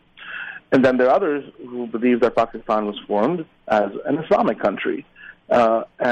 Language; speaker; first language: English; non-native, local second language; Urdu